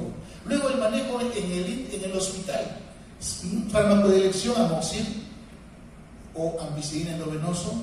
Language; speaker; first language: Spanish; native; Spanish